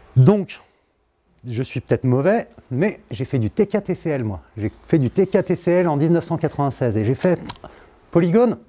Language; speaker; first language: French; native; French